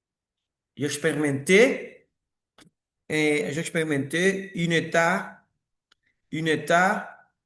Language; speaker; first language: French; non-native, learner; Spanish